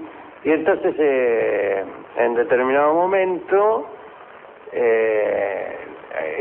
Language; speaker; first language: Spanish; native; Spanish